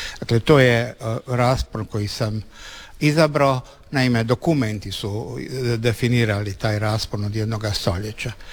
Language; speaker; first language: Croatian; native; Croatian